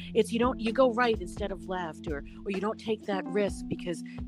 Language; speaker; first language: English; native; English